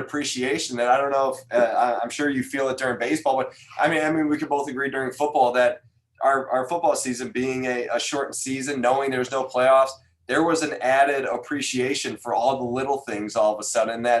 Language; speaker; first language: English; native; English